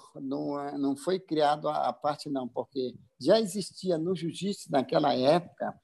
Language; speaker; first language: Portuguese; native; Portuguese